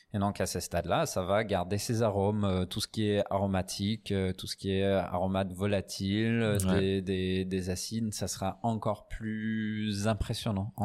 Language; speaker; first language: French; non-native, fluent; English